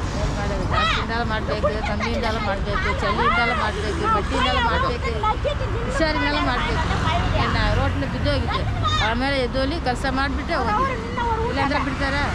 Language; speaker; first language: Kannada; non-native, local second language; Tamil